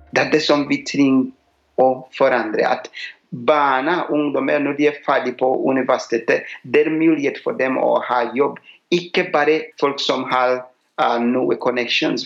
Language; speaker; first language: Norwegian; non-native, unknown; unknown